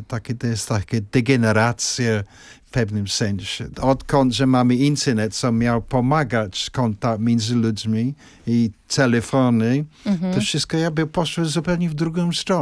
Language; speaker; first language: Polish; non-native, fluent; English